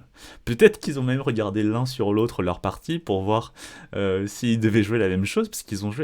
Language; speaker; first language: French; native; French